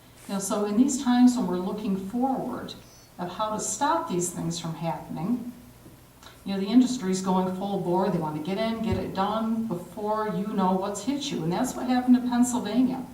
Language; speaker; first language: English; native; English